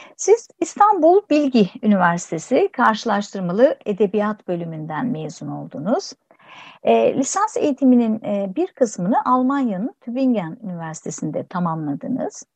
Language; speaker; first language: Turkish; native; Turkish